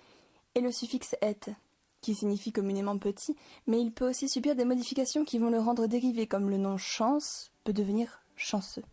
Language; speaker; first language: French; native; French